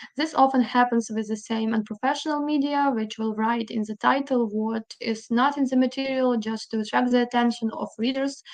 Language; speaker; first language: English; non-native, fluent; Ukrainian